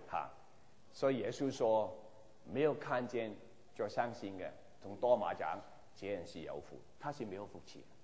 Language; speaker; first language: Chinese; non-native, local second language; Cantonese